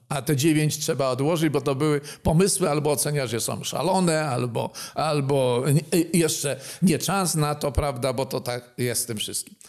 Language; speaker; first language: Polish; native; Polish